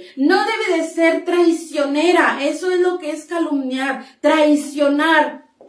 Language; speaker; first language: Spanish; native; Spanish